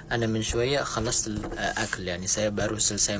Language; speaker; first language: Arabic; non-native, fluent; Indonesian